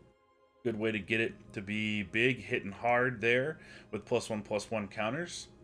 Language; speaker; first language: English; native; English